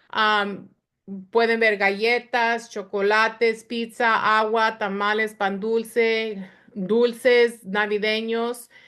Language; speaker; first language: Spanish; early bilingual, other home language; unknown